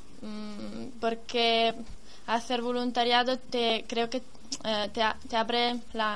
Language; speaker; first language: Spanish; non-native, learner; Italian